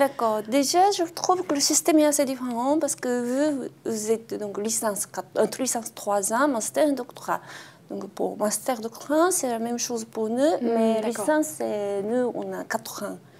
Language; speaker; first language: French; non-native, fluent; Japanese